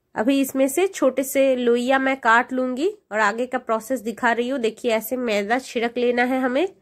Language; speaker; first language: Hindi; non-native, local second language; Bangla